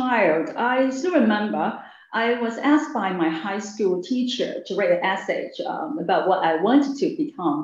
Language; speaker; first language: English; non-native, local second language; Cantonese